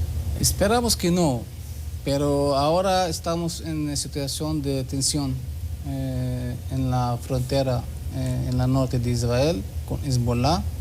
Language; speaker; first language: Spanish; non-native, learner; Hebrew